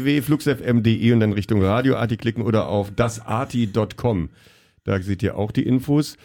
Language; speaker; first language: German; native; German